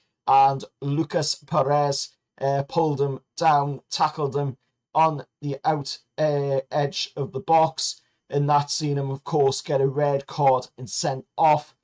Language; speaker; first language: English; native; English